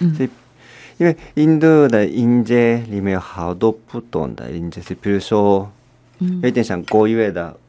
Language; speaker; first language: Chinese; non-native, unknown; Japanese